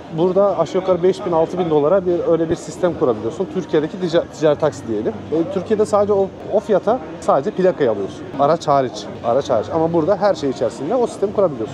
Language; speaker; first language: Turkish; native; Turkish